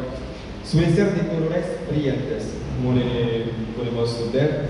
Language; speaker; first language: Spanish; non-native, learner; French